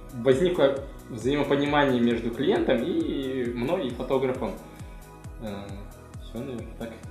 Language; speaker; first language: Russian; native; Russian